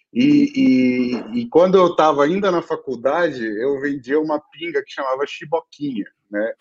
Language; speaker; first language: Portuguese; native; Portuguese